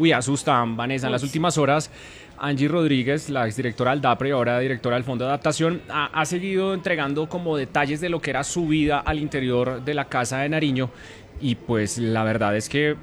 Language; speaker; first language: Spanish; native; Spanish